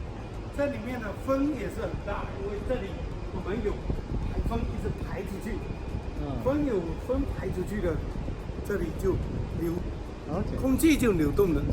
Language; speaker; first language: Chinese; native; Chinese